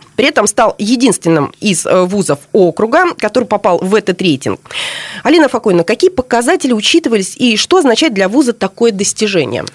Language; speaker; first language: Russian; native; Russian